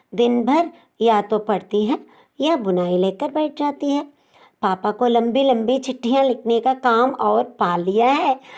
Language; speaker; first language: Hindi; non-native, local second language; Telugu